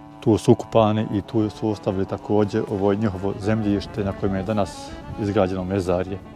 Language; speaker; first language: Bosnian; native; Bosnian